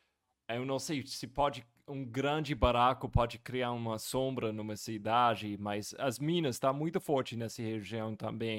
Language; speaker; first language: Portuguese; non-native, fluent; English